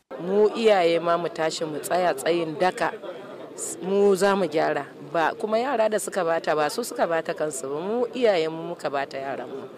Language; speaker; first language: Hausa; non-native, local second language; Kanuri